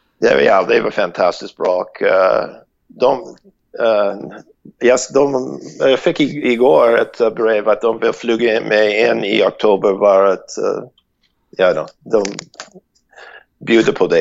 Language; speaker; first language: Swedish; non-native, fluent; English